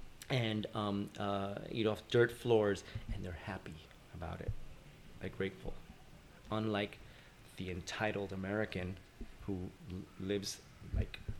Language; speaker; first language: English; early bilingual, other home language; Spanish